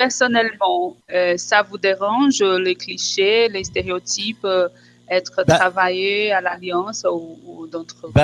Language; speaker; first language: French; non-native, fluent; Portuguese